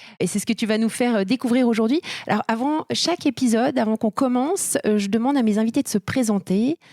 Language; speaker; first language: French; native; French